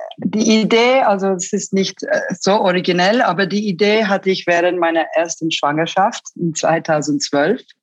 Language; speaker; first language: German; early bilingual, other home language; Turkish